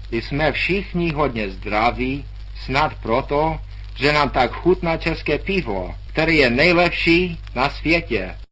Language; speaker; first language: Czech; early bilingual, heritage; Czech